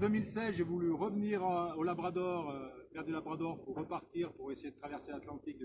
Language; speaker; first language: French; native; French